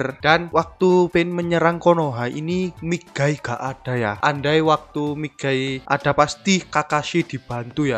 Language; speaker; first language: Indonesian; native; Indonesian